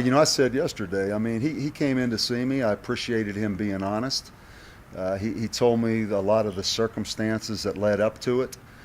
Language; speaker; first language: English; native; English